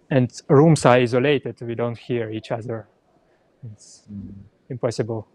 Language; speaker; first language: English; non-native, learner; Russian